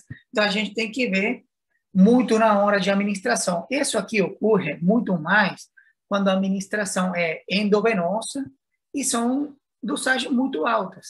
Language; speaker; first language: Portuguese; non-native, fluent; Spanish